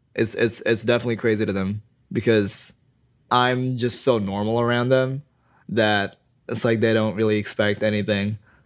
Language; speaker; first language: English; non-native, fluent; Indonesian